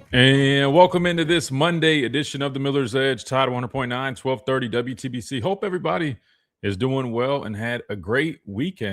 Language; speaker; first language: English; native; English